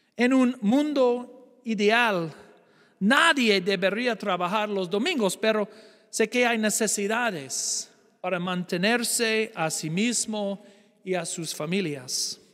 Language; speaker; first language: Spanish; non-native, fluent; English